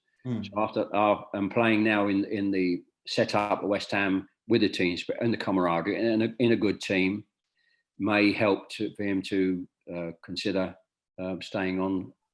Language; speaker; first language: English; native; English